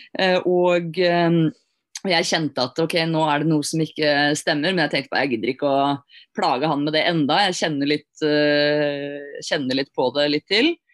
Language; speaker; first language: Norwegian; native; Norwegian